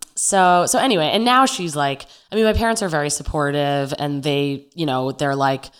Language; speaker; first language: English; native; English